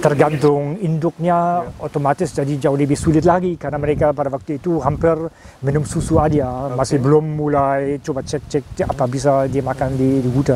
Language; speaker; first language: Indonesian; non-native, fluent; German